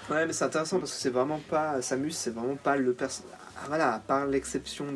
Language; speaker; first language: French; native; French